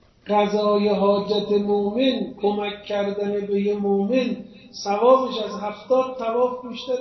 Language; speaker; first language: Persian; native; Persian